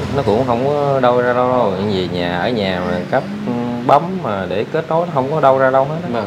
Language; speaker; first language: Vietnamese; native; Vietnamese